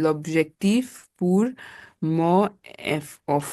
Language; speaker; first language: French; non-native, learner; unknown